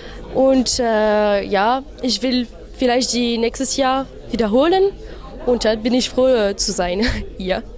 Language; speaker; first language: German; non-native, learner; French